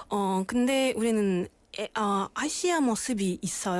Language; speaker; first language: Korean; non-native, learner; Russian